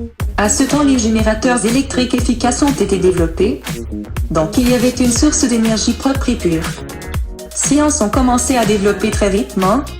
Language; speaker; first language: French; non-native, learner; English